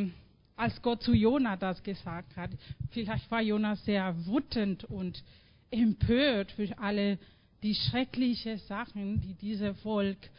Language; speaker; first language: German; non-native, fluent; Spanish